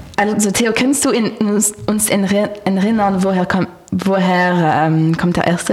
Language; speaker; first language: German; non-native, learner; French